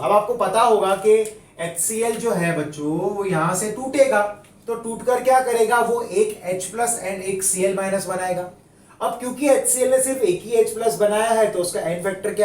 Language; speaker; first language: Hindi; non-native, local second language; Gujarati